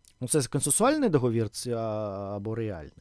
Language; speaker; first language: Ukrainian; non-native, fluent; Russian